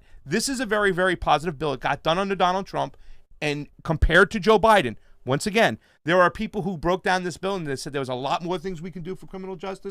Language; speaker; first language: English; native; English